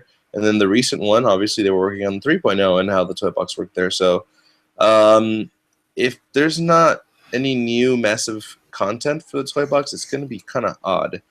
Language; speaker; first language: English; native; English